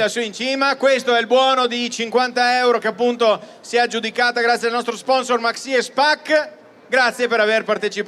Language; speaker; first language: Italian; native; Italian